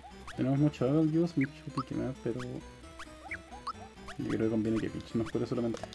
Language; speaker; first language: Spanish; native; Spanish